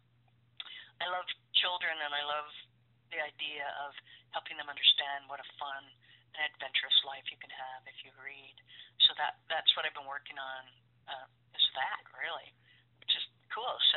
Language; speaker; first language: English; native; English